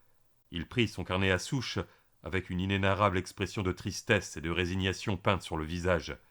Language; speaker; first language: French; native; French